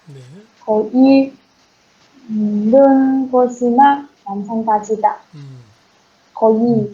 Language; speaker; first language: Korean; non-native, learner; Chinese